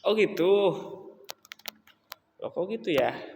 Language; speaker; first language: Indonesian; native; Indonesian